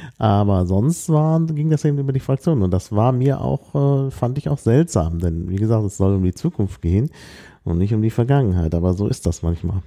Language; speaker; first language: German; native; German